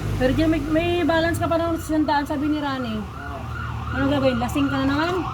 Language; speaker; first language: Filipino; non-native, local second language; Hiligaynon